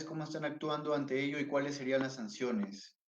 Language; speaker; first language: Spanish; native; Spanish